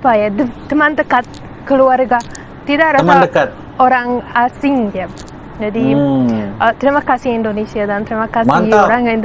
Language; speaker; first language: Indonesian; non-native, learner; Arabic